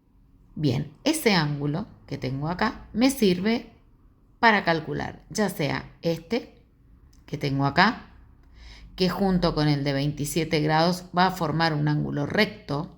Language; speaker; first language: Spanish; native; Spanish